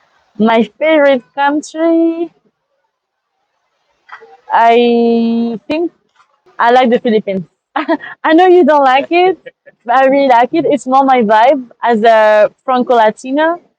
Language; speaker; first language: English; non-native, fluent; French